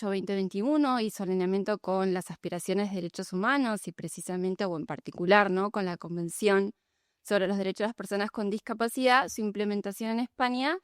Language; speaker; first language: Spanish; native; Spanish